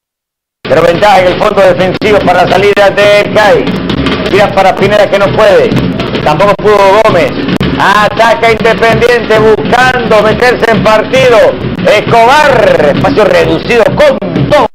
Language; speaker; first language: Spanish; native; Spanish